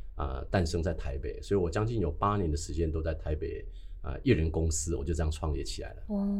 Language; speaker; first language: Chinese; native; Chinese